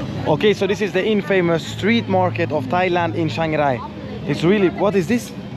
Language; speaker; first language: English; non-native, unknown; Swedish